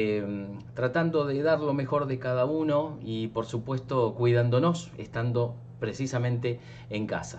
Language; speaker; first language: Spanish; native; Spanish